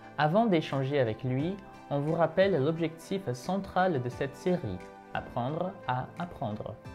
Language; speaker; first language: French; non-native, fluent; Portuguese